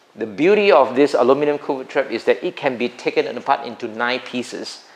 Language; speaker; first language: English; non-native, local second language; Min Nan Chinese